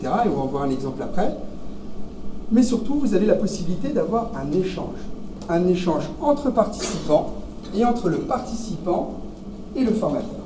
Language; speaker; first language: French; native; French